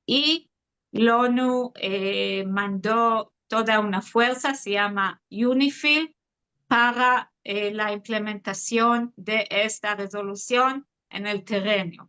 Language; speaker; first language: Spanish; non-native, fluent; Hebrew